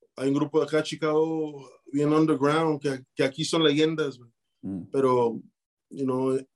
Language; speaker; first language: Spanish; early bilingual, heritage; Spanish